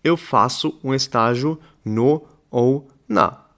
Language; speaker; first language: Portuguese; non-native, fluent; German